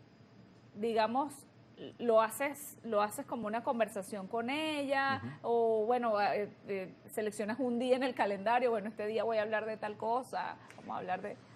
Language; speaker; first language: Spanish; native; Spanish